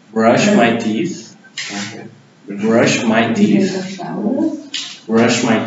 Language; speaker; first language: English; non-native, fluent; Portuguese